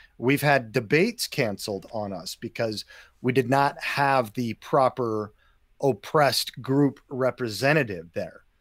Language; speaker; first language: English; native; English